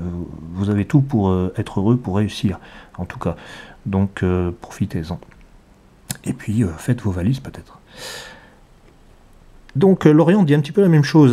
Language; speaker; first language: French; native; French